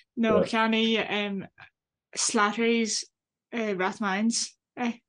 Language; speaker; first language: Irish; non-native, local second language; English